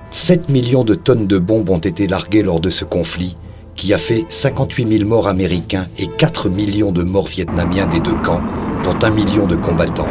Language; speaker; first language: French; native; French